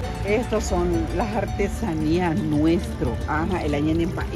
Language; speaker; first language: Spanish; non-native, local second language; Guarani